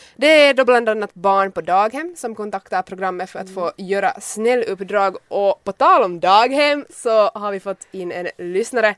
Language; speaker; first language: Swedish; native; Swedish